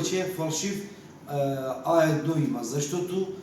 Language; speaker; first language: Bulgarian; non-native, learner; Turkish